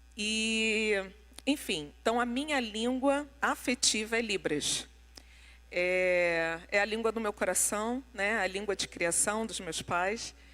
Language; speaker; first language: Portuguese; non-native, local second language; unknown